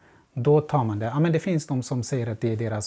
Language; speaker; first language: Swedish; non-native, fluent; Central Kurdish